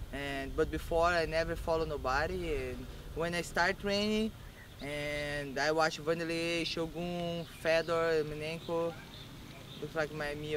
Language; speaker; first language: English; non-native, learner; Portuguese